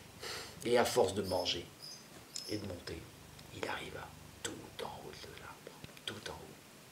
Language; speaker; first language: French; native; French